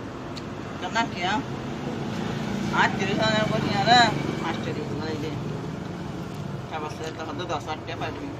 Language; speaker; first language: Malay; non-native, learner; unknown